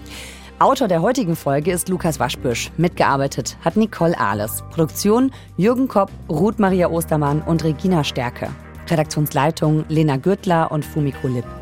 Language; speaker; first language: German; native; German